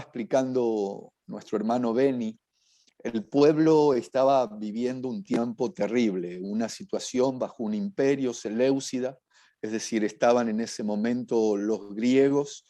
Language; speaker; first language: Spanish; native; Spanish